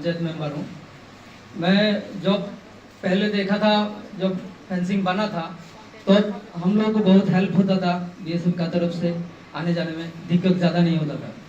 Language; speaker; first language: Hindi; non-native, local second language; Bangla